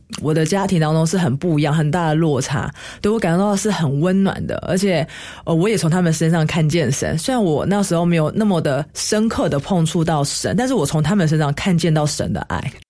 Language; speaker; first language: Chinese; native; Chinese